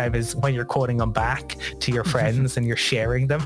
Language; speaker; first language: English; native; English